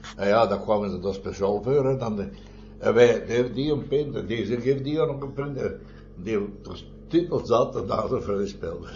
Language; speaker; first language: Dutch; non-native, fluent; Italian